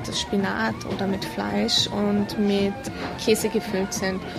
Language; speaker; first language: German; native; German